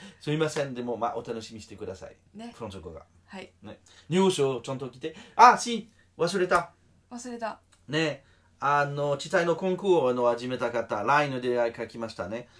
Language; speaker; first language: Japanese; non-native, learner; French